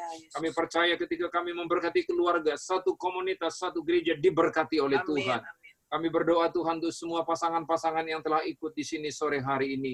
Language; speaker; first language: Indonesian; native; Indonesian